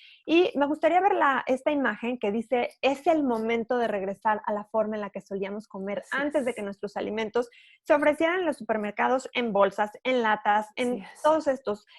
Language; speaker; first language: Spanish; native; Spanish